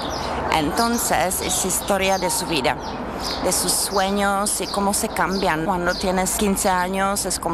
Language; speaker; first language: Spanish; non-native, learner; Czech